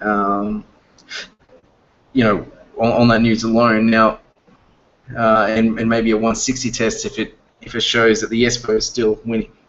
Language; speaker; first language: English; native; English